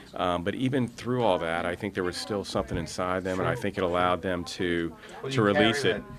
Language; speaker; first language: English; native; English